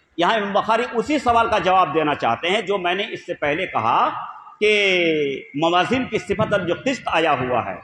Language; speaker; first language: Urdu; non-native, local second language; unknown